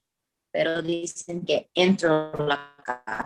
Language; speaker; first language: Spanish; early bilingual, heritage; Spanish